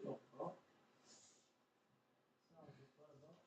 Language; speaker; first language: French; native; French